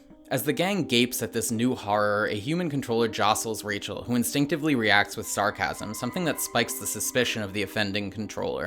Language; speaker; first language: English; native; English